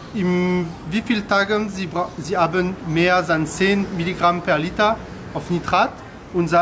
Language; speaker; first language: German; non-native, learner; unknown